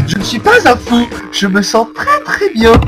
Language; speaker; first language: French; native; French